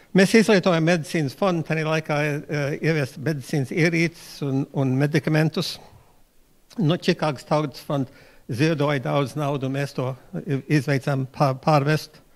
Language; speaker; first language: Latvian; early bilingual, heritage; Latvian